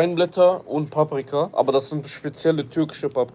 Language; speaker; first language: German; early bilingual, other home language; Kurdish